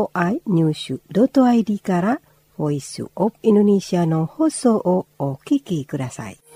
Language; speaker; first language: Japanese; non-native, fluent; Indonesian